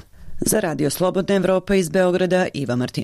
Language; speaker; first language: Serbian; native; Serbian